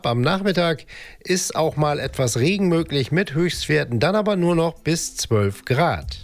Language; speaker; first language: German; native; German